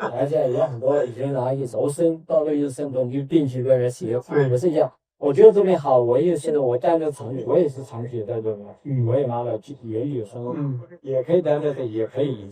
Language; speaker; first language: Chinese; native; Chinese